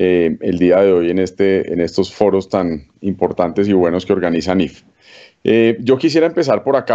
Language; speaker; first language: Spanish; native; Spanish